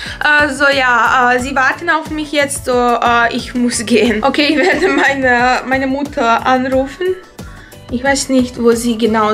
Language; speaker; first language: German; non-native, fluent; Bosnian